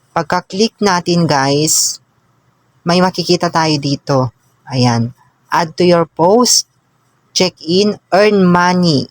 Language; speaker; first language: Filipino; non-native, local second language; Cebuano